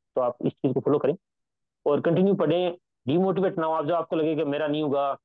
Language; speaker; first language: Hindi; native; Hindi